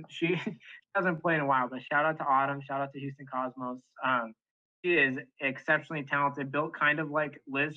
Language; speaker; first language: English; native; English